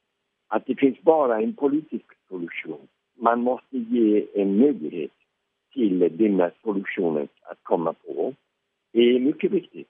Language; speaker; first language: Swedish; early bilingual, heritage; Swedish